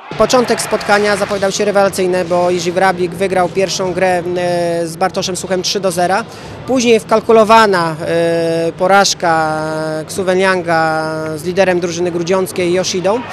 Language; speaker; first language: Polish; native; Polish